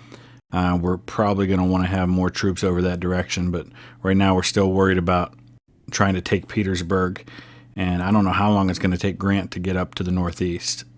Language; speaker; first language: English; native; English